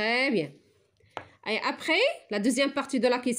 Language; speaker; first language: French; non-native, local second language; Arabic